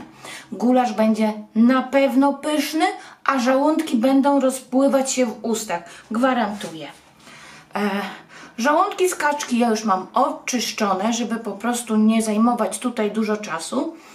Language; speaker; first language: Polish; native; Polish